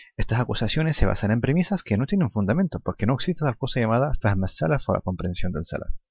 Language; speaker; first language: Spanish; non-native, fluent; Arabic